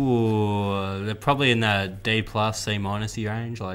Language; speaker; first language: English; native; English